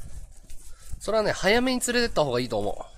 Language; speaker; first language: Japanese; native; Japanese